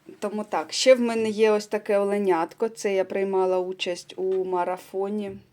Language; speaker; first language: Ukrainian; non-native, local second language; Russian